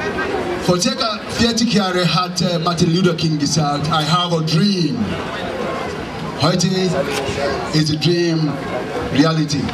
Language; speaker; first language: German; non-native, fluent; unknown